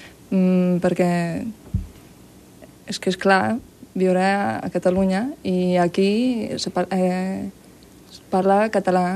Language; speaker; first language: Catalan; non-native, learner; Croatian